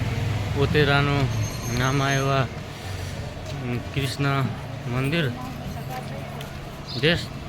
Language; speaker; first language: Japanese; non-native, learner; Nepali